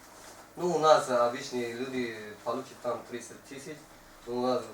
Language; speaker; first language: Russian; non-native, learner; Tajik